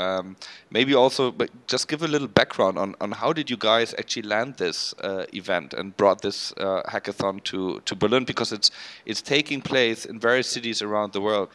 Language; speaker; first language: English; non-native, fluent; German